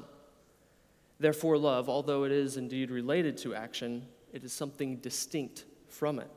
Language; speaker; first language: English; native; English